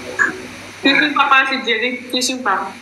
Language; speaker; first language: Filipino; non-native, local second language; Cebuano